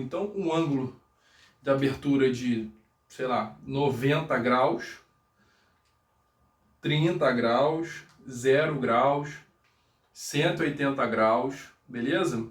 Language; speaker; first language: Portuguese; native; Portuguese